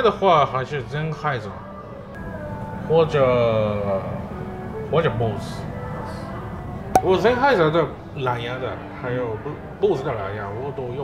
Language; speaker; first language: Chinese; non-native, fluent; Japanese